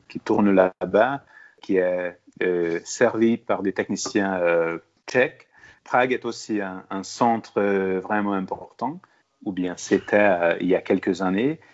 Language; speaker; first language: French; non-native, fluent; Hungarian